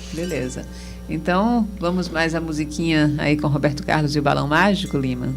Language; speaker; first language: Portuguese; native; Portuguese